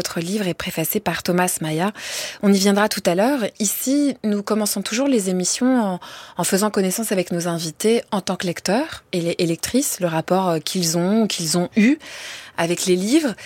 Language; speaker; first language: French; native; French